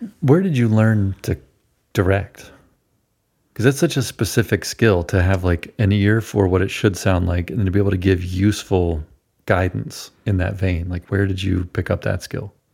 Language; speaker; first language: English; native; English